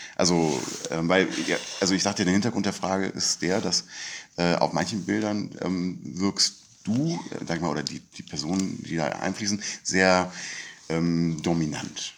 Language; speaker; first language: German; native; German